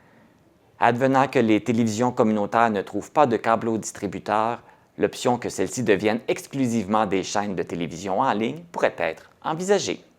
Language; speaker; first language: French; native; French